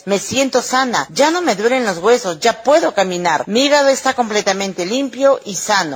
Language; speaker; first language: Spanish; native; Spanish